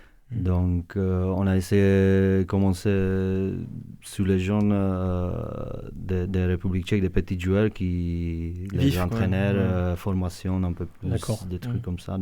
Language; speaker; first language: French; non-native, fluent; Czech